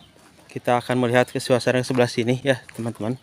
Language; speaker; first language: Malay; non-native, local second language; Sundanese